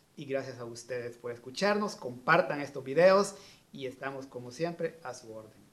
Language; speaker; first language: Spanish; native; Spanish